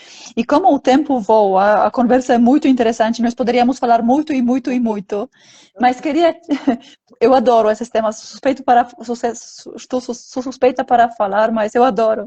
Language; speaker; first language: Portuguese; non-native, fluent; Polish